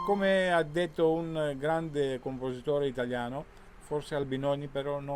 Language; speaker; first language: Italian; non-native, fluent; Greek